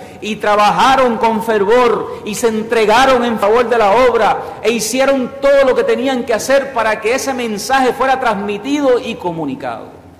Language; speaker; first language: Spanish; native; Spanish